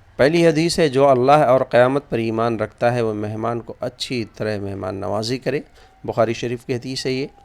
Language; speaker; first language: Urdu; native; Urdu